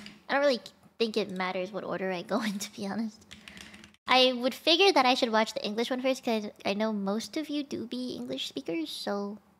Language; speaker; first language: English; native; English